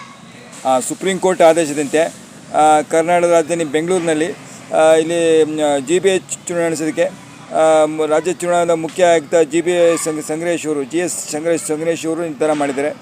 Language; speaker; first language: Kannada; native; Kannada